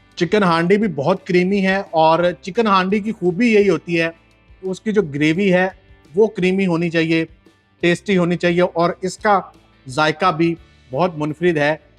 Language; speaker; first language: Urdu; native; Urdu